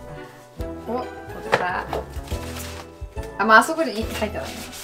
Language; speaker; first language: Japanese; non-native, fluent; English